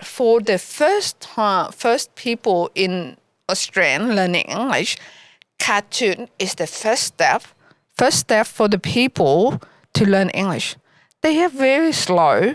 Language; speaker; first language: English; non-native, learner; Vietnamese